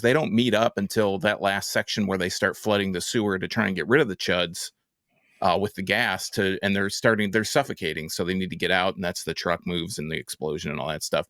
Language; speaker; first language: English; native; English